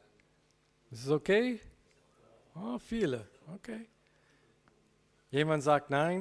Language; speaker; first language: German; non-native, learner; English